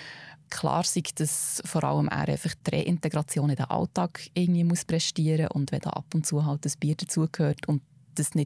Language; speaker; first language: German; native; German